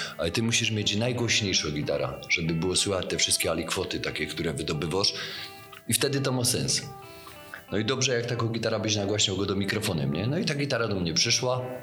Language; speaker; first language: Polish; native; Polish